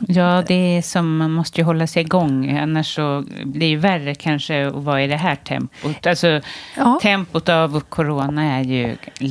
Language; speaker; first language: Swedish; native; Swedish